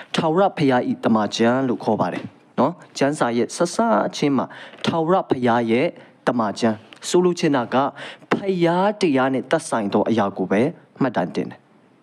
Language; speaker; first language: Burmese; native; Burmese